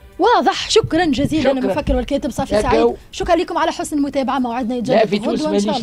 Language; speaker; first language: Arabic; native; Arabic